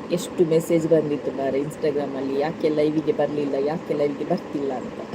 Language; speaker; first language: Kannada; non-native, local second language; Tulu